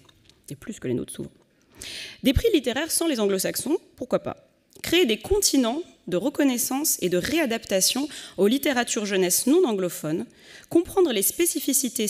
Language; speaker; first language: French; native; French